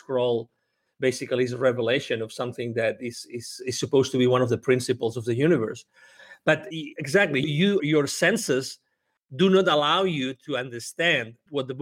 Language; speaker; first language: English; non-native, fluent; Spanish